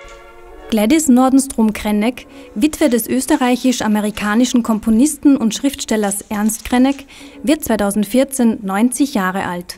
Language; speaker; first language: German; native; German